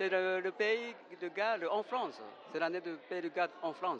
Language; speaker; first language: French; non-native, fluent; Japanese